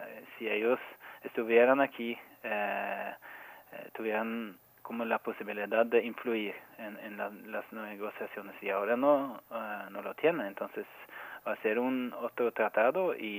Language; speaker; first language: Spanish; non-native, fluent; Norwegian